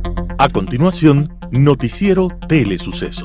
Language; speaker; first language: Spanish; native; Spanish